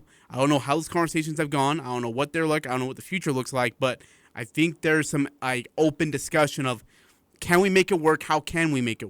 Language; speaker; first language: English; native; English